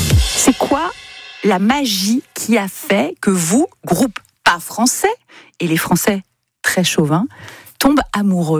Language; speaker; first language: French; native; French